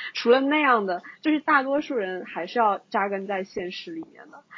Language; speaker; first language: Chinese; native; Chinese